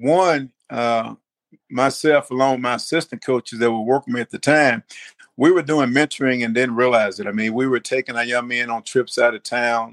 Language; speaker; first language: English; native; English